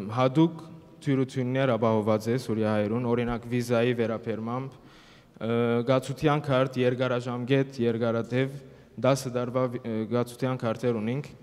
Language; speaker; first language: Armenian; early bilingual, heritage; Armenian